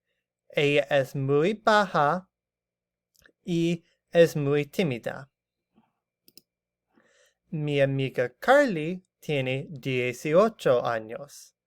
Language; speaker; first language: Spanish; non-native, learner; English